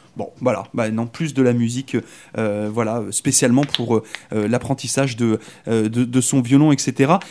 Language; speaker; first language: French; native; French